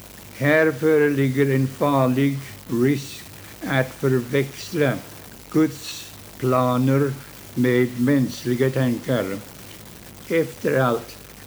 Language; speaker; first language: Swedish; early bilingual, heritage; Swedish